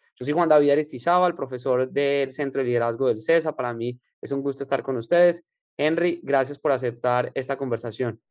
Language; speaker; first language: Spanish; native; Spanish